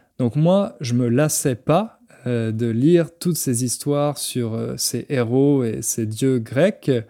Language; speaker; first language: French; native; French